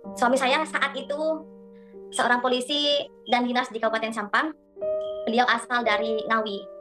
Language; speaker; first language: Indonesian; non-native, local second language; Madurese